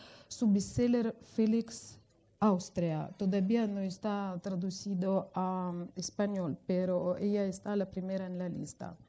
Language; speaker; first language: Spanish; non-native, fluent; Russian